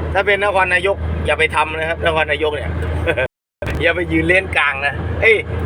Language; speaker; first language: Thai; non-native, local second language; Northeastern Thai